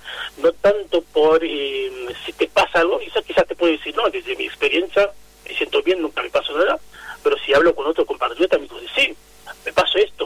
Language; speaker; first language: Spanish; non-native, fluent; Haitian Creole